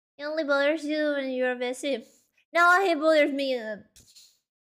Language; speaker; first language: English; non-native, learner; Spanish